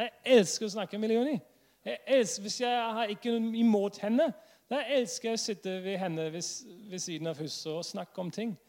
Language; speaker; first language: Norwegian; non-native, fluent; English